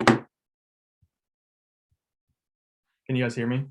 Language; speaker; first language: English; native; English